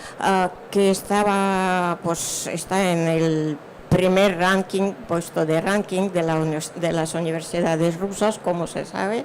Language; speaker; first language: Spanish; non-native, fluent; Russian